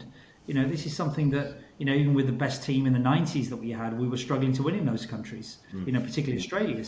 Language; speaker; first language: English; native; English